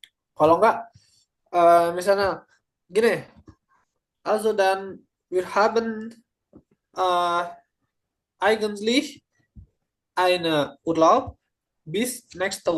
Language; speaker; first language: German; non-native, learner; Indonesian